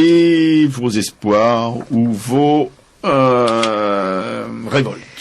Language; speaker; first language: French; native; French